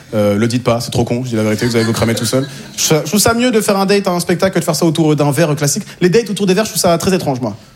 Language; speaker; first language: French; native; French